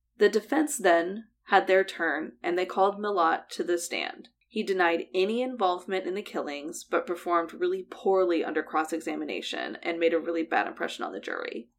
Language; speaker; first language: English; native; English